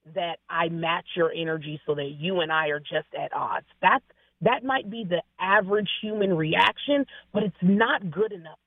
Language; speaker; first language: English; native; English